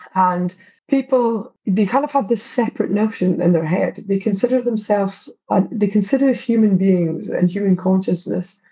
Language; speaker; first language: English; native; English